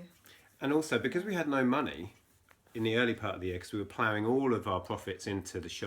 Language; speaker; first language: English; native; English